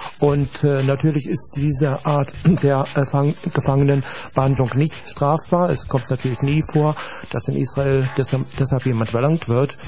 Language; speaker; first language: German; native; German